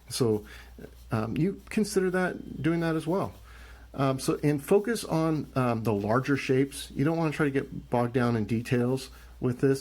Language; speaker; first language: English; native; English